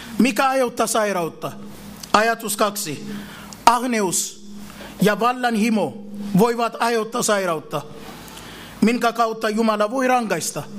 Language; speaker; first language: Finnish; non-native, fluent; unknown